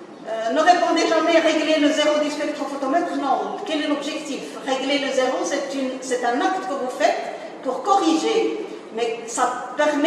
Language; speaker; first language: French; non-native, local second language; Arabic